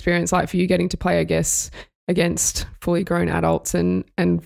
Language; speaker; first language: English; native; English